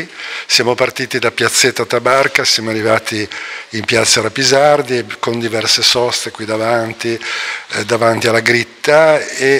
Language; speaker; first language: Italian; native; Italian